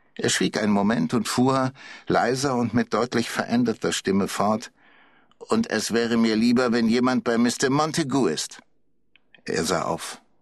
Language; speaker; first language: German; native; German